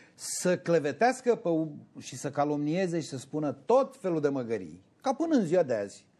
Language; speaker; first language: Romanian; native; Romanian